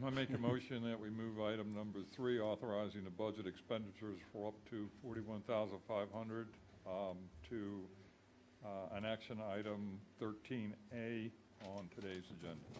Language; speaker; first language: English; native; English